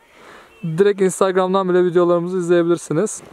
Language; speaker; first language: Turkish; native; Turkish